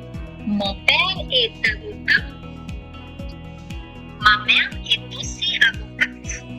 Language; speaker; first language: French; non-native, fluent; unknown